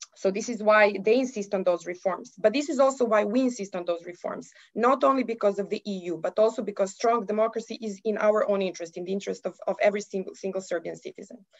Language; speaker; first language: English; non-native, fluent; Serbian